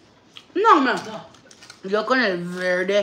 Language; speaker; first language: Spanish; early bilingual, heritage; Spanish